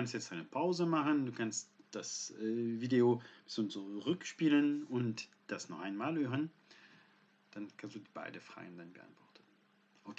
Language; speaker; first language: German; non-native, fluent; French